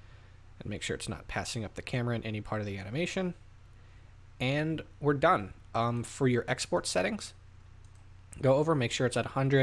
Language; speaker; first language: English; native; English